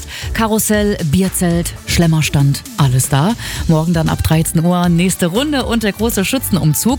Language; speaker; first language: German; native; German